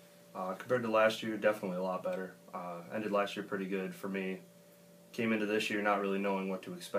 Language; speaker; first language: English; native; English